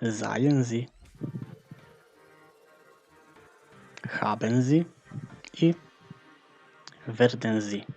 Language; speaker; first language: German; non-native, fluent; Macedonian